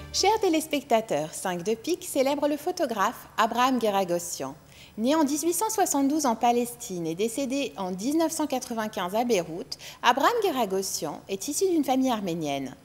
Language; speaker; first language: French; non-native, local second language; Arabic